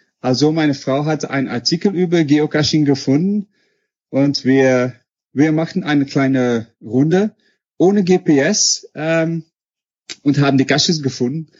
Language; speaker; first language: German; non-native, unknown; Dutch